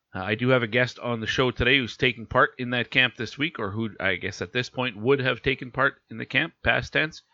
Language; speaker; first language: English; native; English